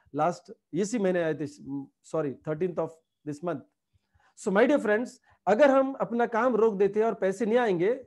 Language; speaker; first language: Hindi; non-native, local second language; Marathi